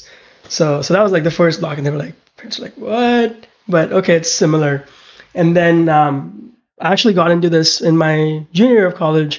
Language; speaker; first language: English; non-native, local second language; Hindi